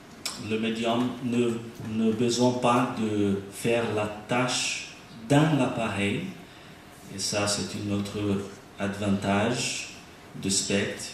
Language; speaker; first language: French; non-native, learner; Portuguese